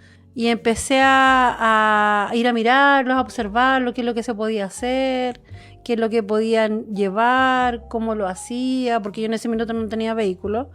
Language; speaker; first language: Spanish; native; Spanish